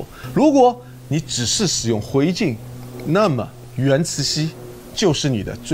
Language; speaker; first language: Chinese; native; Chinese